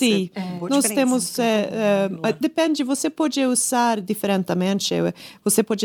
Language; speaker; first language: Portuguese; non-native, learner; Swedish